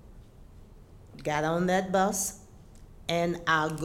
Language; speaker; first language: English; native; English